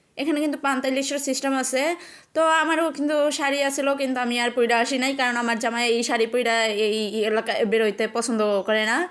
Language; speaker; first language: Bangla; native; Bangla